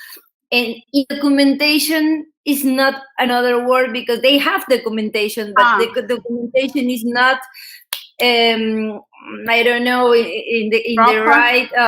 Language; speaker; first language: English; non-native, learner; Spanish